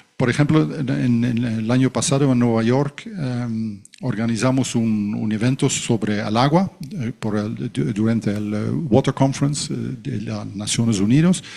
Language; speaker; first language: Spanish; non-native, fluent; Dutch